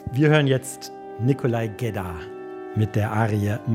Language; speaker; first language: German; native; German